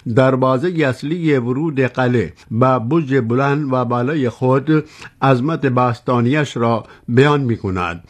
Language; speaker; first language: Persian; non-native, fluent; Urdu